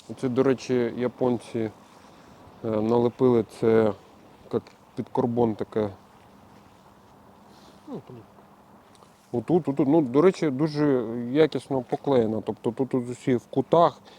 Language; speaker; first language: Ukrainian; native; Ukrainian